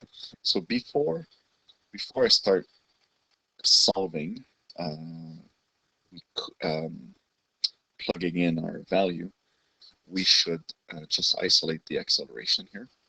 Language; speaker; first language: English; native; English